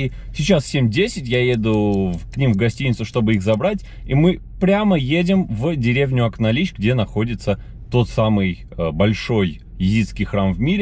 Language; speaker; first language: Russian; non-native, local second language; Armenian